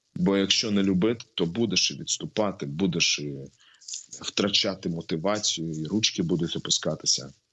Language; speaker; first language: Ukrainian; non-native, local second language; Russian